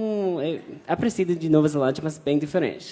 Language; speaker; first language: Portuguese; non-native, fluent; English